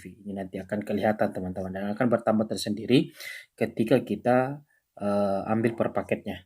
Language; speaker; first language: Indonesian; native; Indonesian